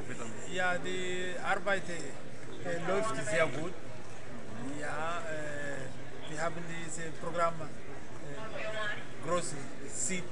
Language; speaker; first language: German; non-native, learner; Portuguese